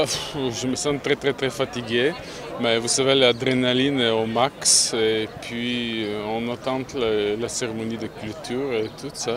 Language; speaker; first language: French; non-native, fluent; Bulgarian